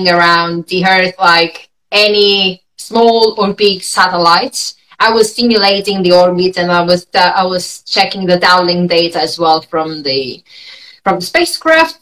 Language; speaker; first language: English; non-native, fluent; Italian